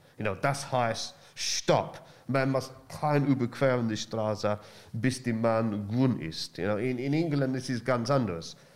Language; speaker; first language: German; non-native, learner; English